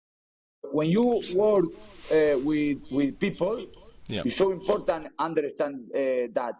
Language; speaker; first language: English; non-native, learner; Spanish